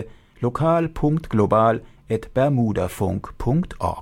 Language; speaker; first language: German; native; German